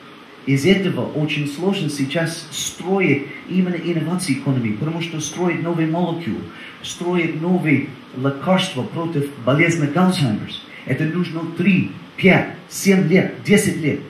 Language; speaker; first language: Russian; non-native, learner; English